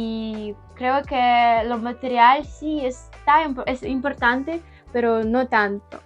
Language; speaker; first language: Spanish; non-native, learner; Ukrainian